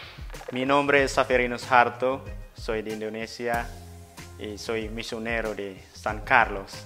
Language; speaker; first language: Spanish; non-native, fluent; Indonesian